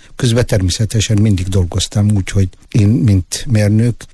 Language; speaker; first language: Hungarian; non-native, fluent; Tigrinya